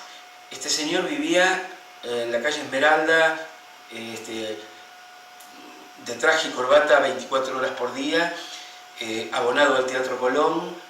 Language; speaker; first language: Spanish; native; Spanish